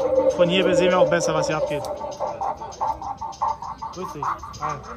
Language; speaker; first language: German; native; German